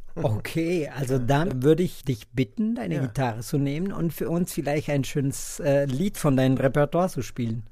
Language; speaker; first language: German; non-native, fluent; Spanish